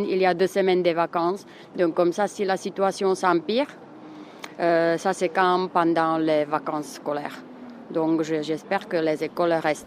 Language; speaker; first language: French; non-native, fluent; Czech